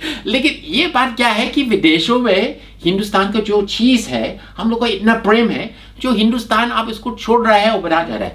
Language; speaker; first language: Hindi; non-native, fluent; English